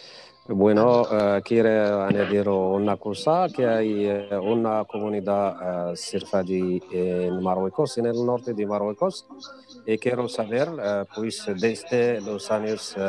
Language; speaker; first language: Spanish; non-native, fluent; Arabic